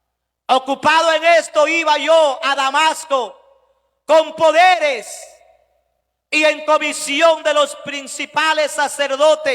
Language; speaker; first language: Spanish; native; Spanish